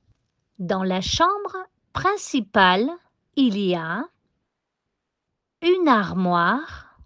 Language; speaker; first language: French; non-native, fluent; Spanish